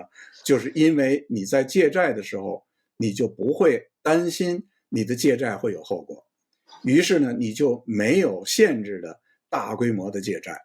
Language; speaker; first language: Chinese; native; Chinese